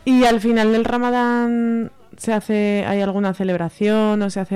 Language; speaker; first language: Spanish; native; Spanish